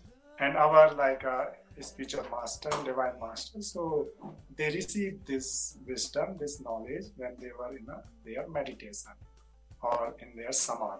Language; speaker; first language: English; non-native, local second language; Hindi